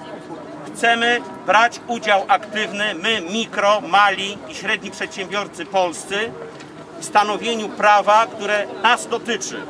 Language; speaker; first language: Polish; native; Polish